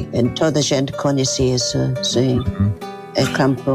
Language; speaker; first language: Portuguese; non-native, fluent; English